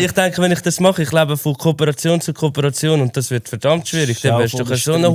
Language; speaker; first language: German; native; German